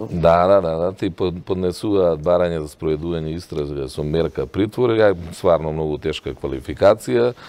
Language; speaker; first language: Macedonian; native; Macedonian